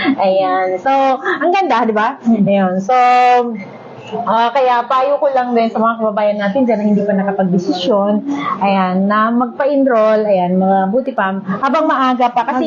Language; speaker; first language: Filipino; non-native, local second language; Maguindanaon